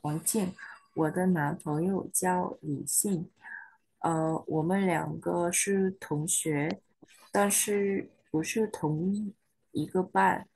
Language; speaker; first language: Chinese; non-native, learner; Vietnamese